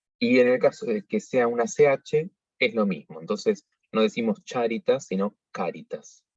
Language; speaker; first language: Spanish; native; Spanish